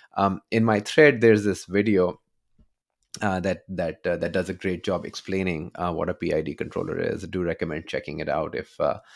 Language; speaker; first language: English; non-native, local second language; Urdu